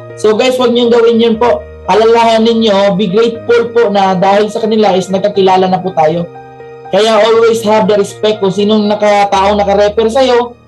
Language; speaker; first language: Filipino; non-native, local second language; Cebuano